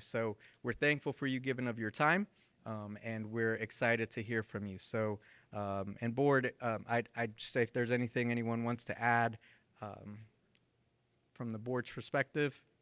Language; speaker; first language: English; early bilingual, other home language; Spanish